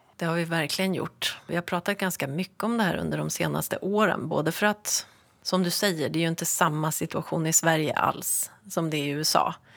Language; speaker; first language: Swedish; native; Swedish